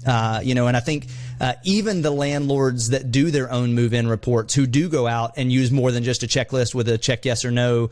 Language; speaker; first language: English; native; English